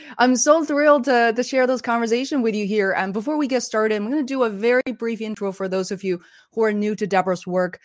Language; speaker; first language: English; non-native, fluent; Chinese